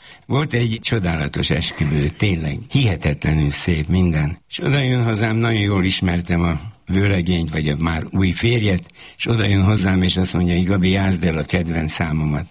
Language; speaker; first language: Hungarian; native; Hungarian